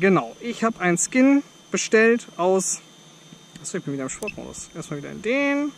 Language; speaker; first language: German; native; German